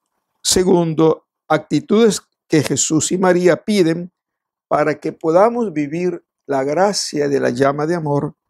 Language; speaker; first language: Spanish; native; Spanish